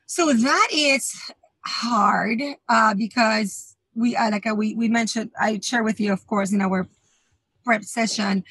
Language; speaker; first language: English; non-native, fluent; Spanish